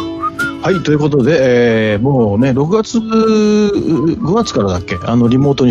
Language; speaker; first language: Japanese; native; Japanese